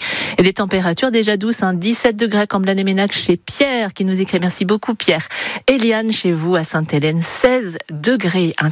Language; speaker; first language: French; native; French